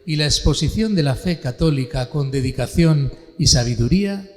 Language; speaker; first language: Spanish; native; Spanish